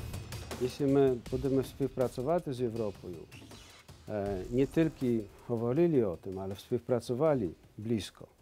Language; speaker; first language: Ukrainian; non-native, learner; Polish